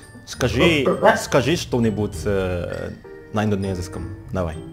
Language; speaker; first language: Russian; non-native, learner; Indonesian